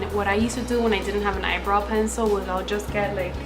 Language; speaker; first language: English; native; English